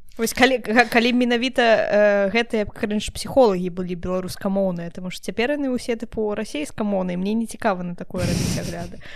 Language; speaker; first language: Belarusian; non-native, local second language; Russian